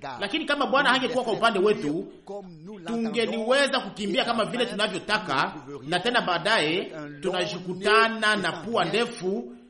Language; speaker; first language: Swahili; native; Swahili